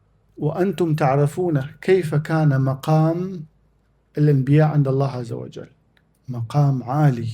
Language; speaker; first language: Arabic; native; Arabic